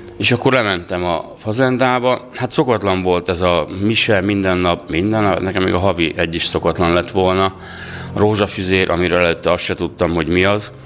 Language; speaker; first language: Hungarian; native; Hungarian